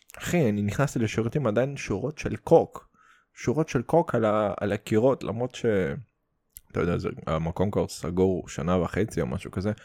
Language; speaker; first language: Hebrew; early bilingual, other home language; Russian